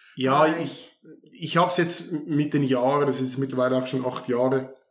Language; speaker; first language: German; native; German